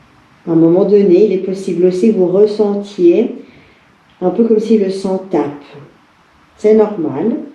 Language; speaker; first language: French; native; French